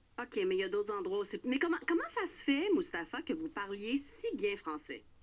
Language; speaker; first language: French; native; French